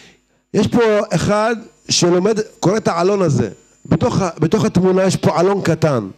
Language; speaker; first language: Hebrew; native; Hebrew